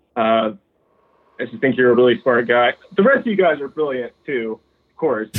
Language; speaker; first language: English; native; English